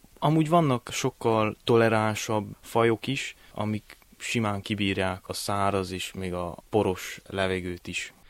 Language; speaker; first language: Hungarian; native; Hungarian